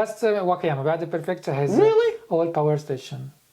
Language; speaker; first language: English; non-native, fluent; Italian